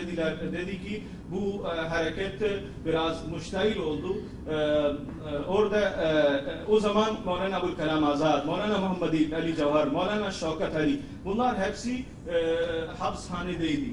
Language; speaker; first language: Turkish; non-native, fluent; Urdu